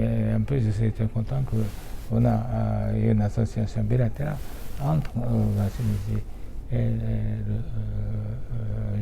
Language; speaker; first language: French; non-native, fluent; Japanese